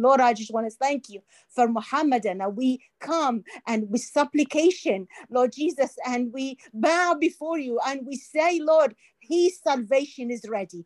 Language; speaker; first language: English; non-native, fluent; Arabic